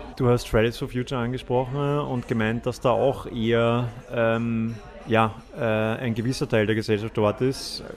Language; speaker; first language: German; native; German